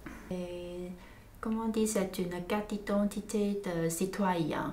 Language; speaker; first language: French; non-native, learner; Chinese